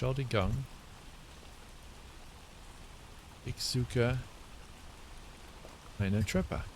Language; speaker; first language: German; non-native, learner; English